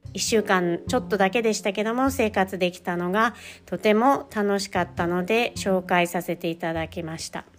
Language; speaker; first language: Japanese; early bilingual, heritage; Japanese